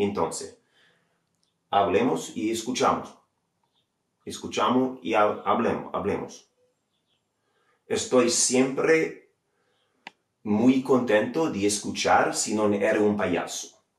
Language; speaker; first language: Spanish; non-native, fluent; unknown